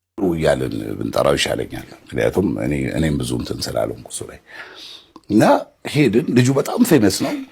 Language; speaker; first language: Amharic; native; Amharic